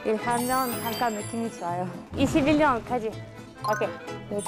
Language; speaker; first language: Korean; non-native, learner; Russian